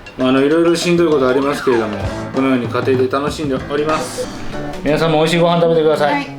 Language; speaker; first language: Japanese; native; Japanese